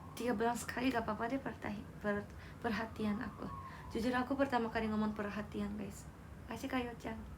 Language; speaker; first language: Indonesian; non-native, learner; Japanese